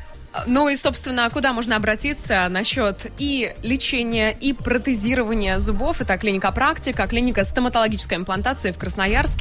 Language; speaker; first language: Russian; native; Russian